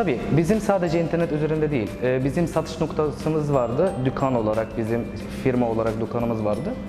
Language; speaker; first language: Turkish; non-native, learner; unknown